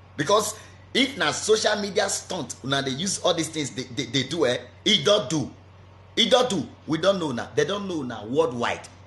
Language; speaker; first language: Nigerian Pidgin; native; Nigerian Pidgin